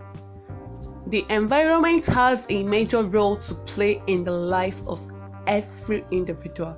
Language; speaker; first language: English; non-native, local second language; Igbo